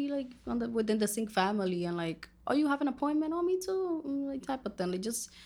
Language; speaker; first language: English; non-native, fluent; Spanish